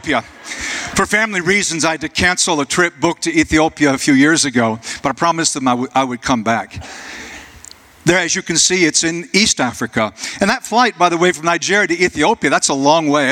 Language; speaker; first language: English; native; English